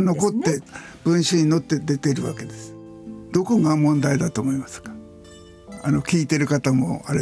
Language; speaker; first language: Japanese; native; Japanese